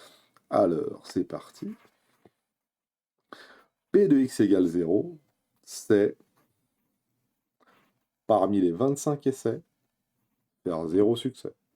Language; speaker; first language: French; native; French